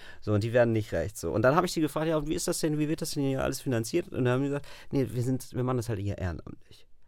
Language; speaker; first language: German; native; German